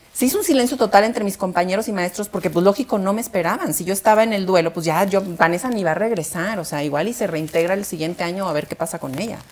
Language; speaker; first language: Spanish; native; Spanish